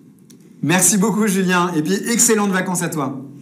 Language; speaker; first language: French; native; French